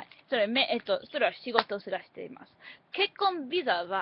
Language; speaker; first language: Japanese; non-native, learner; English